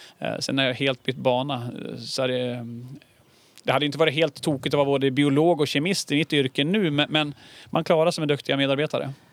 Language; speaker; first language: Swedish; native; Swedish